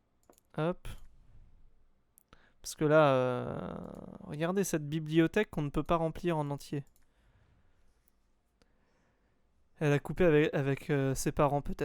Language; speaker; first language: French; native; French